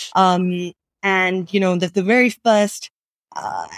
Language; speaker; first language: English; non-native, local second language; Sinhala